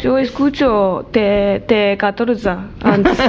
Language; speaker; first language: Spanish; non-native, learner; Japanese